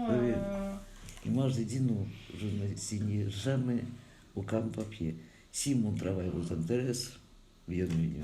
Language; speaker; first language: French; non-native, fluent; Russian